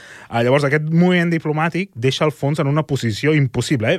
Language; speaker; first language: Catalan; native; Catalan